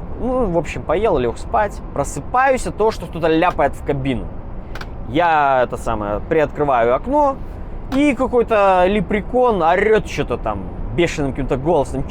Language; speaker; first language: Russian; native; Russian